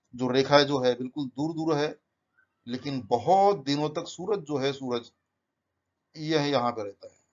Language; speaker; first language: Hindi; non-native, local second language; Marathi